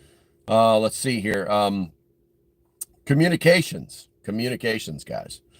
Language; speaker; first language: English; native; English